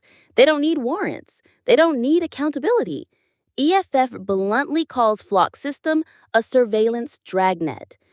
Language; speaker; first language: English; native; English